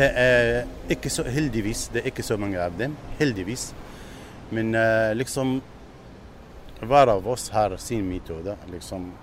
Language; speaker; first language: Norwegian; non-native, learner; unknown